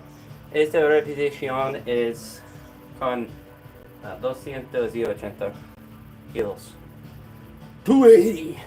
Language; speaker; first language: Spanish; non-native, learner; English